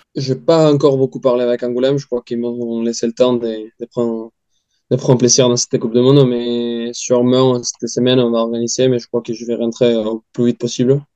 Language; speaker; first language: French; non-native, fluent; Spanish